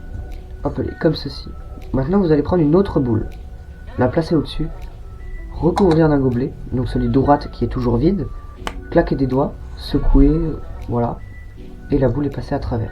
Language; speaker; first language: French; native; French